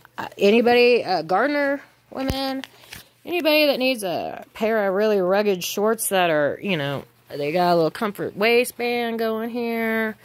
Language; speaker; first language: English; native; English